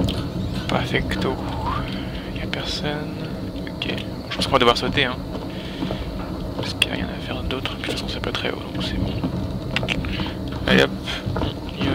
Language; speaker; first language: French; native; French